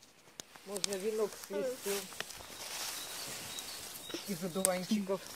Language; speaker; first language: Russian; native; Russian